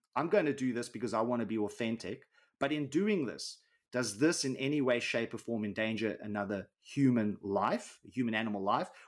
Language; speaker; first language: English; native; English